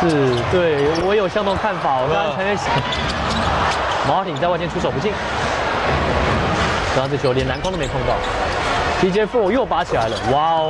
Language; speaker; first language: Chinese; native; Chinese